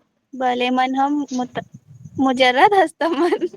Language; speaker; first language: Persian; non-native, learner; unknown